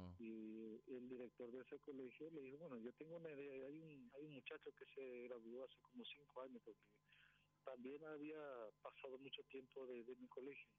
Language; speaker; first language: Spanish; non-native, local second language; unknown